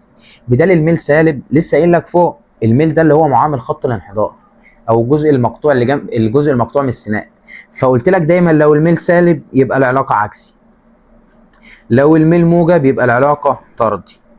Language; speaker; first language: Arabic; native; Arabic